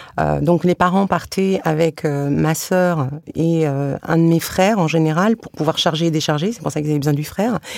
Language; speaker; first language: French; early bilingual, other home language; Arabic